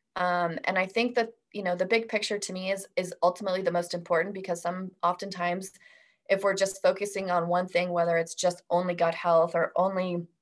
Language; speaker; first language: English; native; English